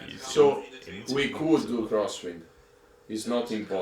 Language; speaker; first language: English; non-native, learner; Italian